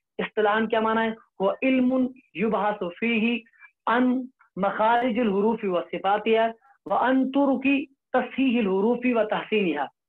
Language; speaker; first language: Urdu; non-native, local second language; Kashmiri